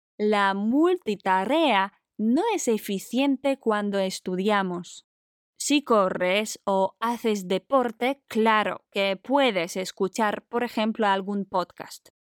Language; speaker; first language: Spanish; non-native, fluent; Polish